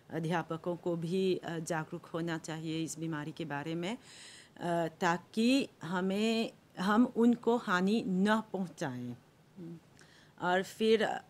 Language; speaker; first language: Hindi; non-native, local second language; Morisyen